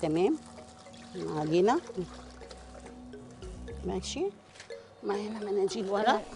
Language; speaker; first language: Arabic; native; Arabic